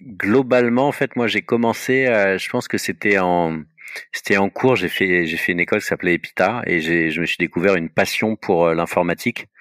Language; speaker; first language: French; native; French